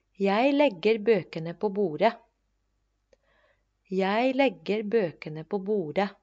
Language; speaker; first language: Norwegian; non-native, fluent; Spanish